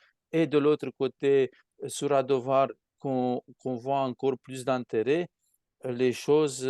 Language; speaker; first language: French; non-native, fluent; Romanian